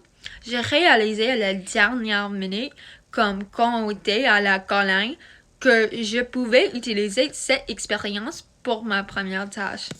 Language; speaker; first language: French; non-native, local second language; English